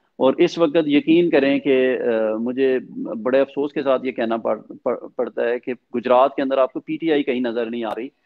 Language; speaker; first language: Urdu; non-native, local second language; Punjabi